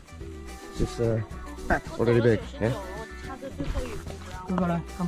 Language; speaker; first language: English; non-native, learner; Indonesian